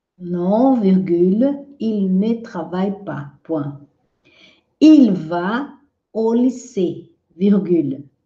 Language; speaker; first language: French; non-native, fluent; Portuguese